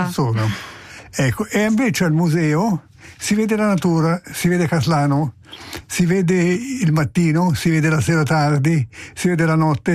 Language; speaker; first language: Italian; native; Italian